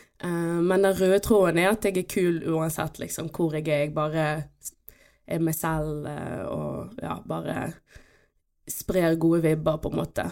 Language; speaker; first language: Norwegian; early bilingual, other home language; Portuguese